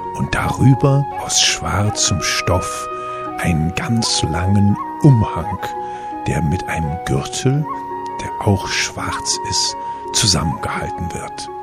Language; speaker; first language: German; native; German